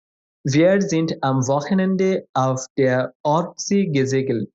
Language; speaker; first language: German; non-native, fluent; Bangla